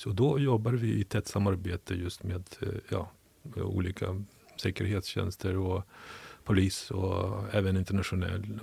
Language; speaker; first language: Swedish; non-native, fluent; Ukrainian